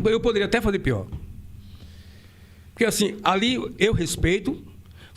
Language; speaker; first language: Portuguese; native; Portuguese